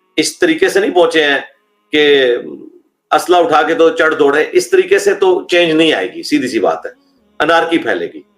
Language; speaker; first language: Urdu; non-native, local second language; Punjabi